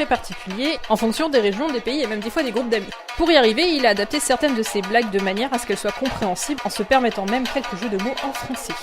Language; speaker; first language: French; native; French